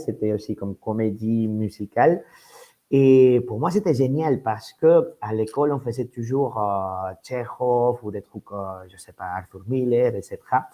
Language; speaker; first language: French; non-native, fluent; Spanish